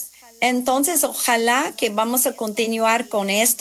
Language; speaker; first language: Spanish; non-native, fluent; English